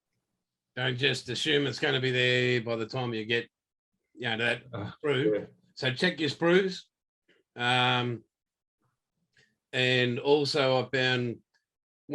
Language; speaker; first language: English; native; English